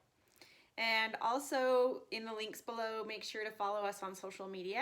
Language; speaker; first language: English; native; English